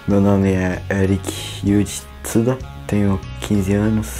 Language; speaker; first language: Portuguese; early bilingual, heritage; Portuguese